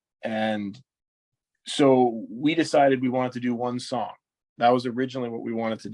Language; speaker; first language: English; native; English